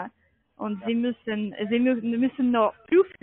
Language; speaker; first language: German; non-native, learner; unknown